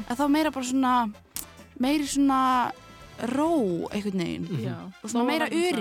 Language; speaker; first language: Icelandic; native; Icelandic